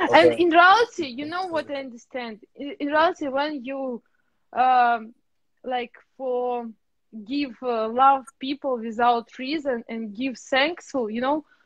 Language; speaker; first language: English; non-native, learner; Russian